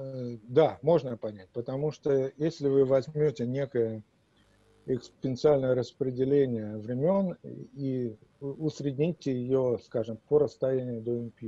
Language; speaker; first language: Russian; native; Russian